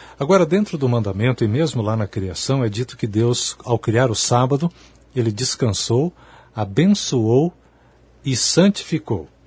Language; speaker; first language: Portuguese; native; Portuguese